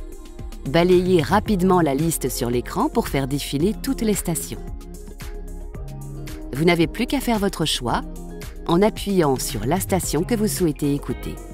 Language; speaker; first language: French; native; French